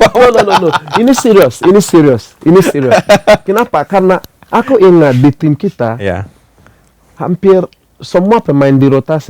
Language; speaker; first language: Indonesian; non-native, fluent; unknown